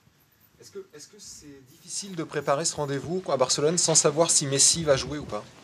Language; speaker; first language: French; native; French